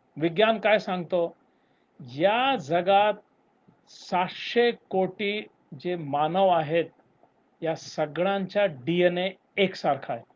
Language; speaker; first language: Marathi; non-native, local second language; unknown